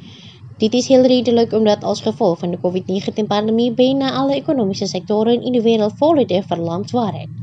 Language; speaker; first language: Dutch; non-native, fluent; Indonesian